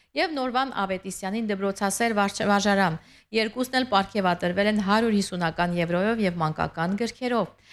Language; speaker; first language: Armenian; native; Armenian